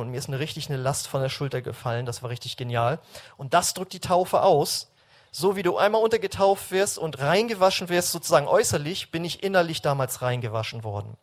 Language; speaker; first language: German; native; German